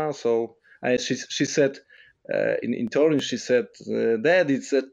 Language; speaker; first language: English; non-native, fluent; Polish